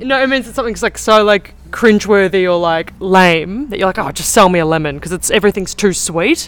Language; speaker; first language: English; native; English